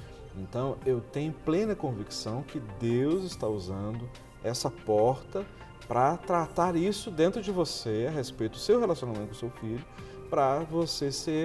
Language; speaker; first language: Portuguese; native; Portuguese